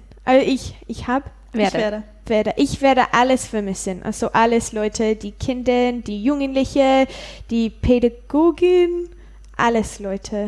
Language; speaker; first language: German; non-native, learner; English